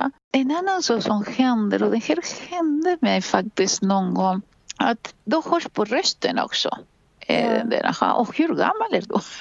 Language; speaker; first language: Swedish; non-native, fluent; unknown